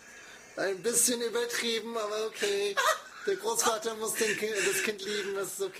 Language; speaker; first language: German; non-native, fluent; English